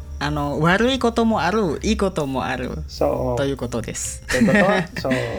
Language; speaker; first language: Japanese; non-native, learner; Indonesian